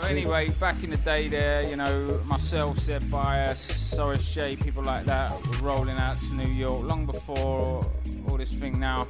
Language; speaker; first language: English; native; English